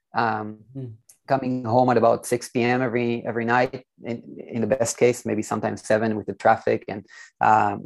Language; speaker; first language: English; non-native, fluent; Hebrew